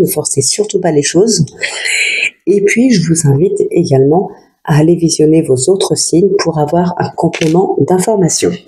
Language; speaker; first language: French; native; French